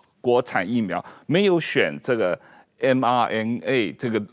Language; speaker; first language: Chinese; native; Chinese